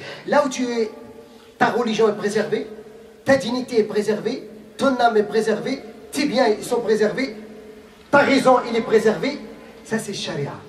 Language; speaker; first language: French; non-native, fluent; Arabic